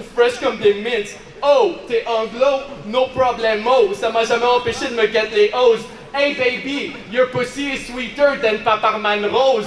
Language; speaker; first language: French; native; French